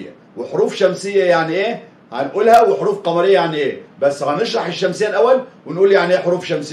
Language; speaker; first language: Arabic; native; Arabic